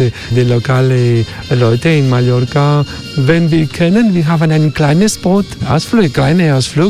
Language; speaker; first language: German; non-native, learner; Spanish